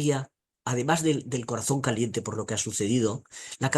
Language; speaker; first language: Spanish; native; Spanish